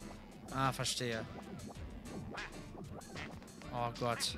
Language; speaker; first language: German; native; German